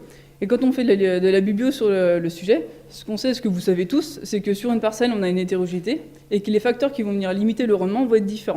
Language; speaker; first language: French; native; French